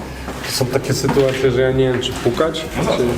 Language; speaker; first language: Polish; native; Polish